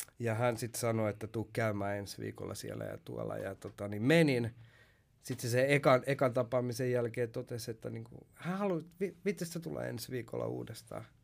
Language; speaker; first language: Finnish; early bilingual, heritage; Finnish